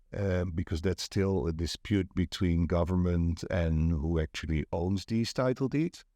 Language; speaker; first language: English; non-native, fluent; Dutch